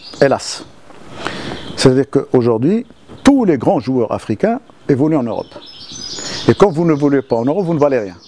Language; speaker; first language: French; non-native, local second language; Arabic